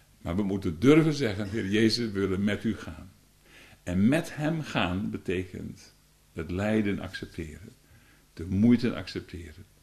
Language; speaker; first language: Dutch; native; Dutch